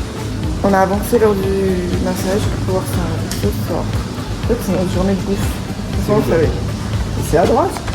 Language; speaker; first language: French; native; French